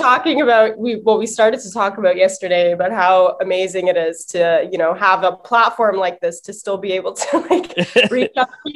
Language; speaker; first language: English; native; English